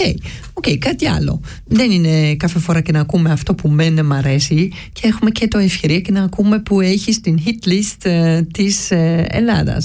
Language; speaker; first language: Greek; early bilingual, heritage; Greek